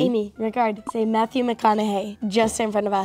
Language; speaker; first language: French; non-native, learner; English